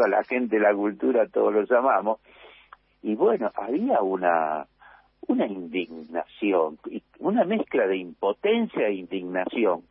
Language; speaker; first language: Spanish; native; Spanish